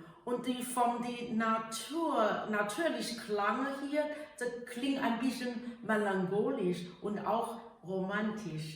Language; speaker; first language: German; non-native, learner; Chinese